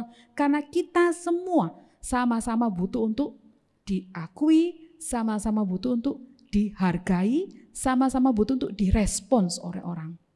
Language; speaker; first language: Indonesian; native; Indonesian